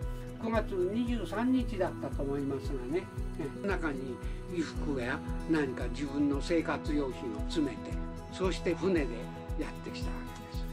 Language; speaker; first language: Japanese; native; Japanese